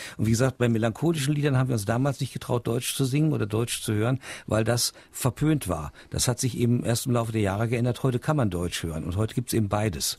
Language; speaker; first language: German; native; German